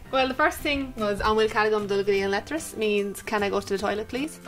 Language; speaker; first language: English; non-native, fluent; Spanish